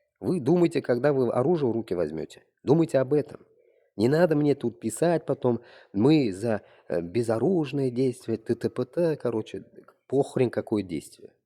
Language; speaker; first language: Russian; non-native, local second language; Tatar